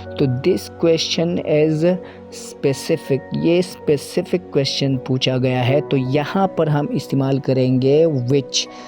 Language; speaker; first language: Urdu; non-native, local second language; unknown